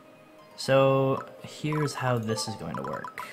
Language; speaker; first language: English; native; English